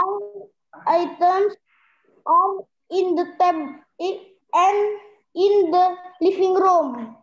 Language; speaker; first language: English; non-native, learner; Indonesian